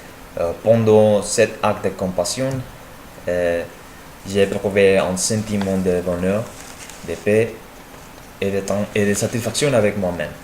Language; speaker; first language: French; non-native, learner; Spanish